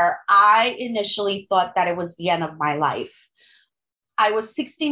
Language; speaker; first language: English; non-native, fluent; French